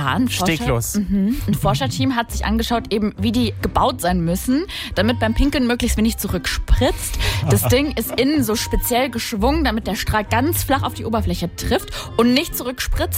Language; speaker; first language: German; native; German